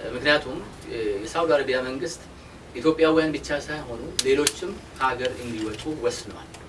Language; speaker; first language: Amharic; non-native, local second language; Oromo